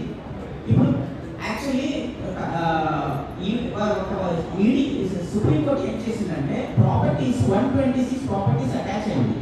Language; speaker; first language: Telugu; non-native, local second language; Urdu